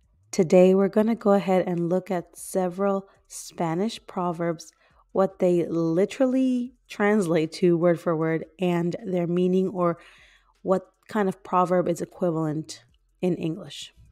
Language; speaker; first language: English; native; English